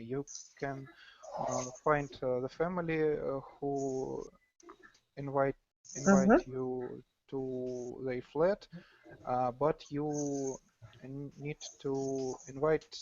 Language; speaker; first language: English; non-native, learner; Russian